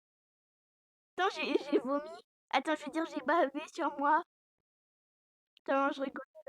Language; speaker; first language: French; native; French